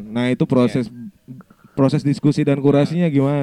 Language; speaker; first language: Indonesian; native; Indonesian